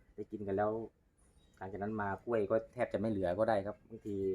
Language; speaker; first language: Thai; non-native, local second language; Northeastern Thai